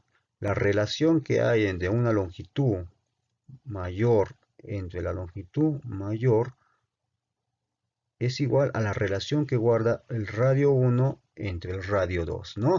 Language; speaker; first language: Spanish; native; Spanish